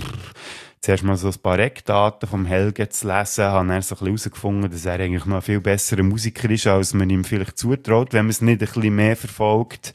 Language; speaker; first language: German; native; German